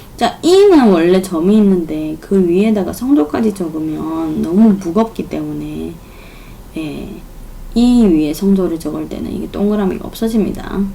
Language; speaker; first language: Korean; non-native, fluent; Chinese